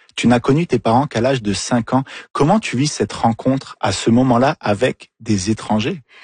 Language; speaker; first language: French; native; French